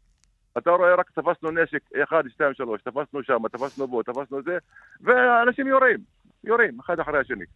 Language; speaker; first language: Hebrew; non-native, local second language; Arabic